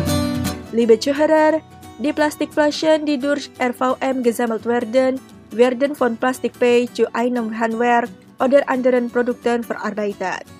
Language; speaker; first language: German; non-native, fluent; Indonesian